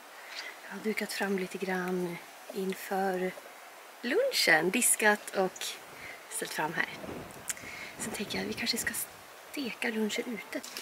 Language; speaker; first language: Swedish; native; Swedish